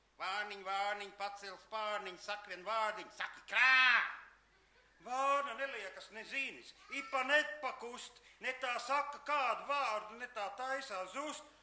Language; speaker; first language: Latvian; native; Latvian